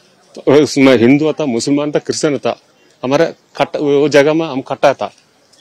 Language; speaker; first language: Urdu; non-native, local second language; Malayalam